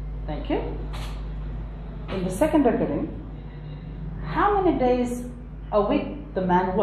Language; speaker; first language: English; non-native, local second language; Nepali